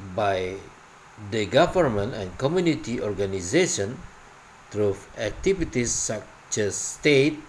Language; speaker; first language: English; non-native, fluent; Indonesian